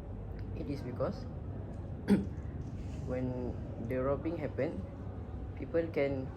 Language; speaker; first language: English; non-native, learner; Malay